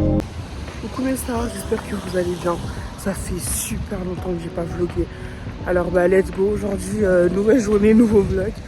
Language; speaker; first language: French; native; French